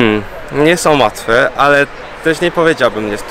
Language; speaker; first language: Polish; non-native, fluent; Cantonese